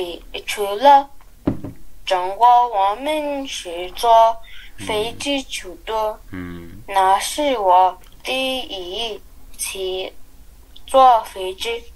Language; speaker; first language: Chinese; non-native, learner; English